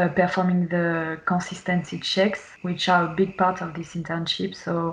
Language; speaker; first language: English; non-native, fluent; French